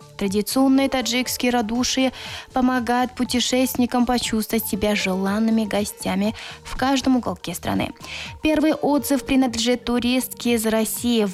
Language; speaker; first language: Russian; non-native, local second language; Tajik